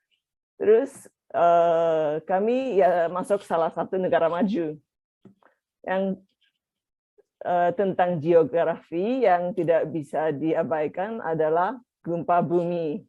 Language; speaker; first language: Indonesian; non-native, fluent; Japanese